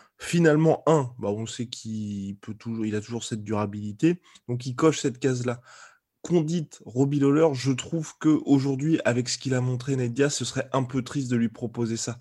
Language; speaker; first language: French; native; French